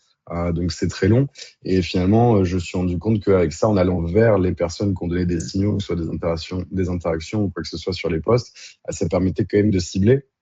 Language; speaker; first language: French; native; French